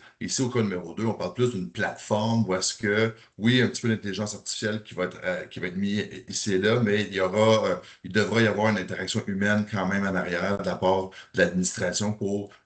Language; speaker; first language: French; native; French